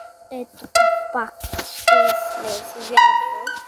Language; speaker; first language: Bulgarian; non-native, local second language; Turkish